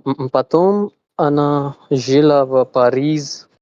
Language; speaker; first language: Russian; non-native, learner; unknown